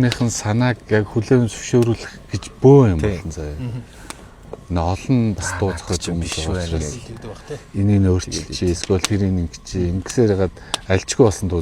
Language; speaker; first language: Mongolian; native; Mongolian